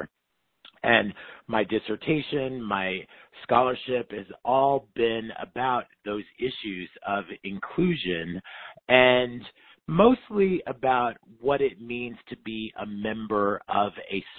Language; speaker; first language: English; native; English